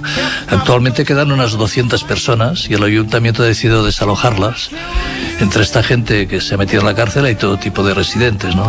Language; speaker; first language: Spanish; native; Spanish